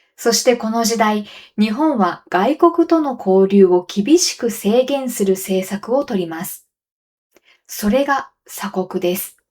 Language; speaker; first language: Japanese; native; Japanese